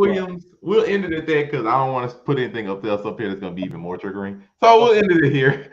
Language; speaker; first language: English; native; English